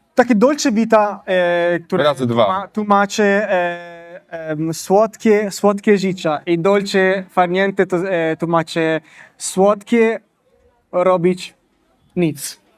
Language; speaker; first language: Polish; non-native, fluent; Italian